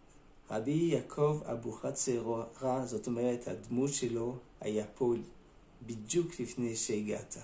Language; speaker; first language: Hebrew; non-native, fluent; French